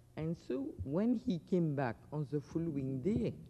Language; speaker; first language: English; non-native, fluent; French